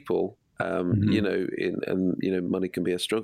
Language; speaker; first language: English; native; English